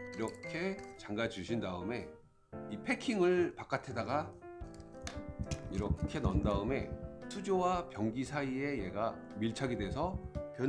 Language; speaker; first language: Korean; native; Korean